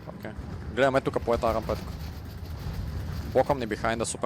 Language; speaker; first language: Bulgarian; native; Bulgarian